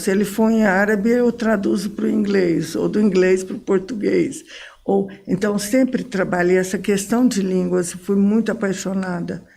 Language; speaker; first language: Portuguese; early bilingual, other home language; Arabic